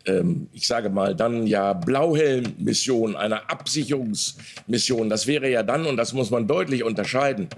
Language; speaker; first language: German; native; German